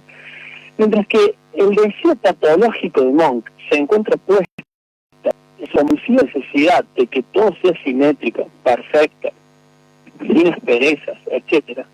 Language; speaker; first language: Spanish; native; Spanish